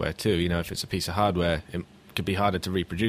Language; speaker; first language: English; native; English